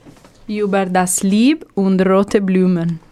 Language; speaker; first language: German; non-native, learner; Italian